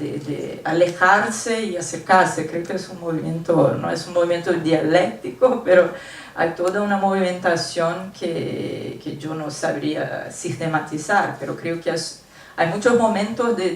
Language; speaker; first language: Spanish; non-native, fluent; Portuguese